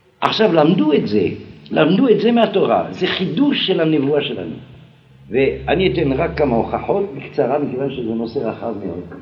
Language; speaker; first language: Hebrew; non-native, fluent; French